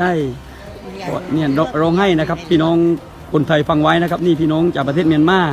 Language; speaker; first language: Thai; native; Thai